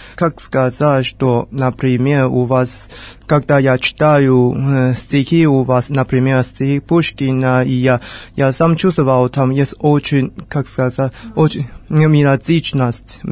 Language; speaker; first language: Russian; non-native, learner; Chinese